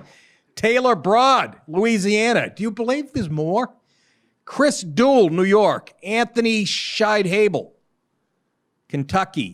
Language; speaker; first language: English; native; English